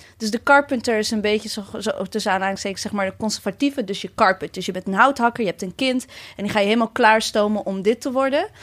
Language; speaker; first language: Dutch; early bilingual, other home language; Amharic